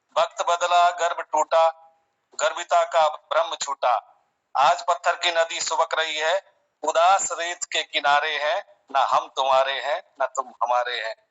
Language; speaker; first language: Hindi; native; Hindi